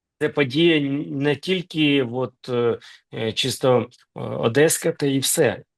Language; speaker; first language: Ukrainian; non-native, local second language; Russian